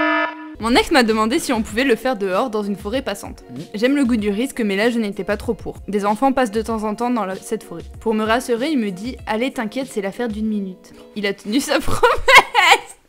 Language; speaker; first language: French; native; French